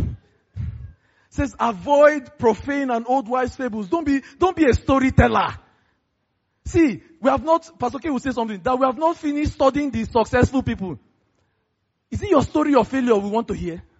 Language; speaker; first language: English; non-native, local second language; Yoruba